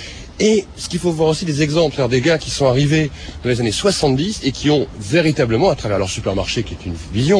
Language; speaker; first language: French; native; French